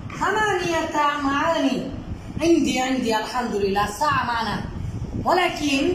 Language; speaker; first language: Arabic; non-native, fluent; Bangla